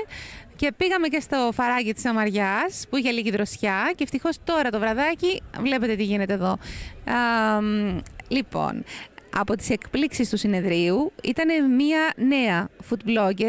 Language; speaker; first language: Greek; native; Greek